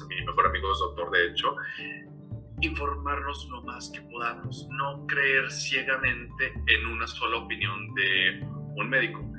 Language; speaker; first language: Spanish; native; Spanish